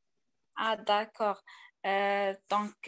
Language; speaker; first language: French; non-native, learner; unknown